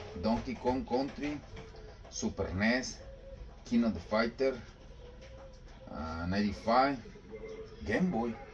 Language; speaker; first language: English; non-native, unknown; Spanish